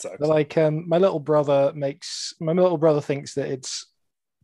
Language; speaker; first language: English; native; English